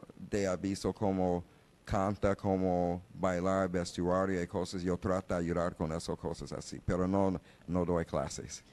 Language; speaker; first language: Spanish; non-native, learner; English